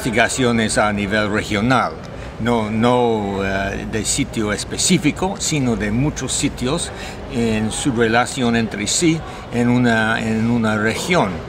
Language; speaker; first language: Spanish; non-native, fluent; English